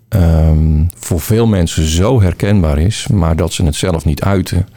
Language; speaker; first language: Dutch; native; Dutch